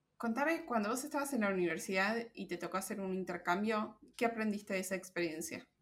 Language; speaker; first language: Spanish; native; Spanish